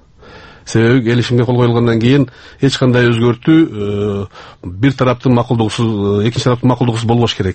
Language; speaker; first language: Kyrgyz; native; Kyrgyz